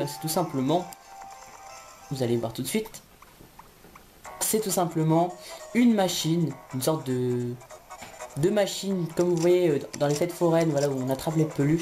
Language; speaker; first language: French; native; French